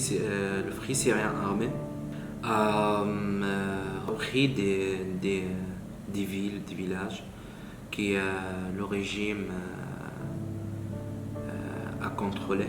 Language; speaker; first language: French; non-native, learner; Arabic